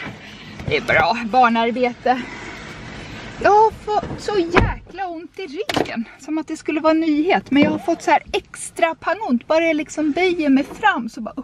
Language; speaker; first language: Swedish; native; Swedish